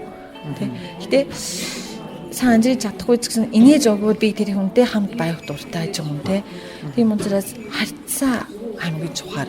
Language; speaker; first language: Mongolian; non-native, fluent; Japanese